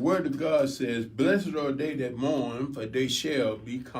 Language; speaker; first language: English; native; English